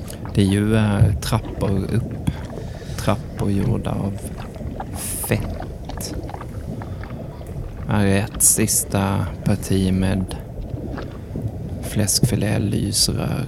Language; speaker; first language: Swedish; native; Swedish